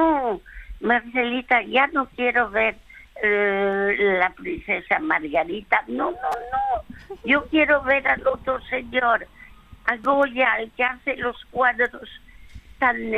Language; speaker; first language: Spanish; early bilingual, other home language; French